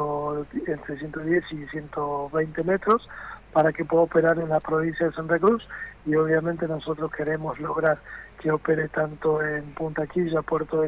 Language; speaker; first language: Spanish; native; Spanish